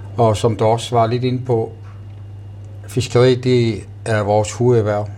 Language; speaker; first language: Danish; non-native, local second language; Kalaallisut